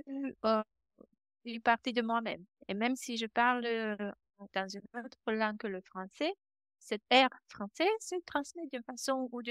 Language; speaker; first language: French; non-native, fluent; Romanian